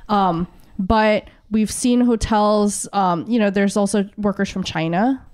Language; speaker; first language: English; early bilingual, other home language; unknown